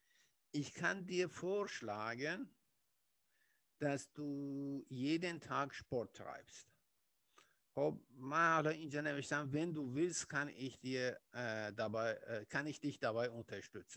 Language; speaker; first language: German; non-native, fluent; Persian